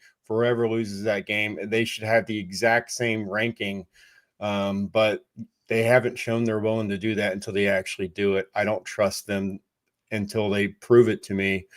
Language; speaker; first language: English; native; English